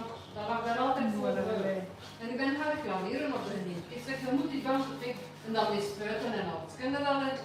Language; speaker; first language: Dutch; native; Dutch